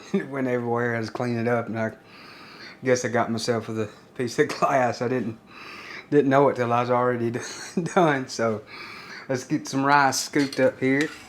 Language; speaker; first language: English; native; English